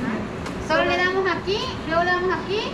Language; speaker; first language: Spanish; native; Spanish